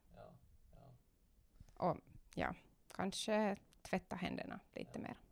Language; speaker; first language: Swedish; non-native, local second language; Finnish